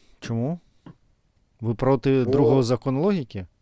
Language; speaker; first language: Ukrainian; non-native, fluent; Russian